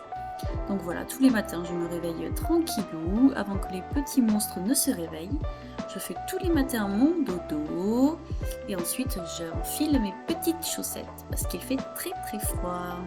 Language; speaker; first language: French; native; French